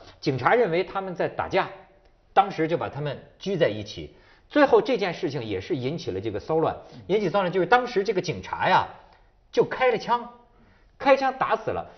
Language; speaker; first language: Chinese; native; Chinese